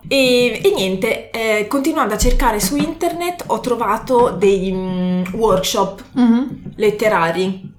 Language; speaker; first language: Italian; native; Italian